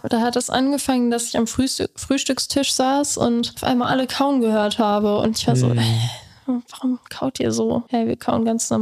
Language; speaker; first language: German; native; German